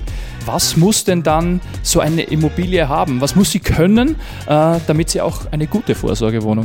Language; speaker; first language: German; native; German